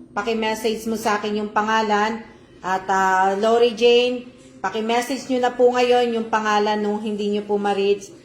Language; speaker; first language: Filipino; non-native, local second language; Cebuano